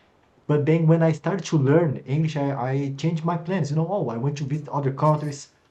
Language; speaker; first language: English; non-native, fluent; Portuguese